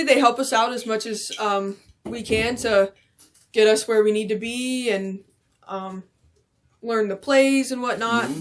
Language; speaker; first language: English; native; English